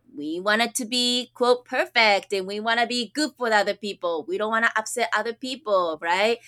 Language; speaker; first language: English; early bilingual, other home language; Japanese